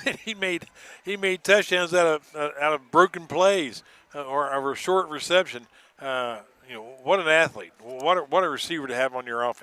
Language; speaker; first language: English; native; English